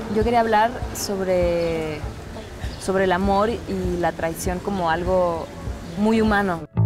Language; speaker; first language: Spanish; native; Spanish